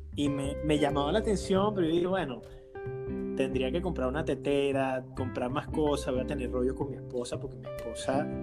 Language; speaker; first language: Spanish; native; Spanish